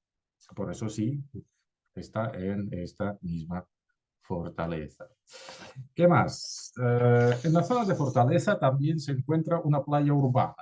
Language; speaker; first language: Spanish; non-native, fluent; Russian